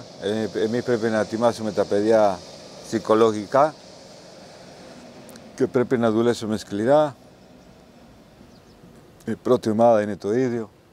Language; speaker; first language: Greek; non-native, learner; Spanish